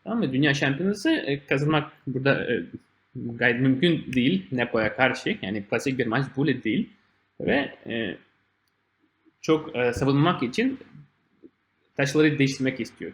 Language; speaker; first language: Turkish; non-native, fluent; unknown